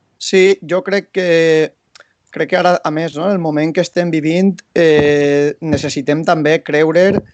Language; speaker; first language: Catalan; native; Catalan